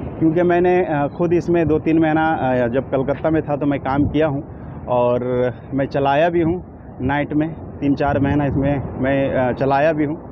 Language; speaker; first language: Hindi; native; Hindi